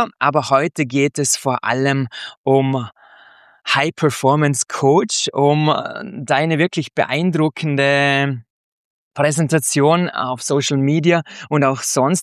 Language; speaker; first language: German; native; German